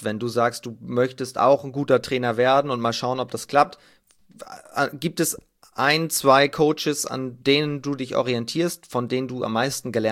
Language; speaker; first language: German; native; German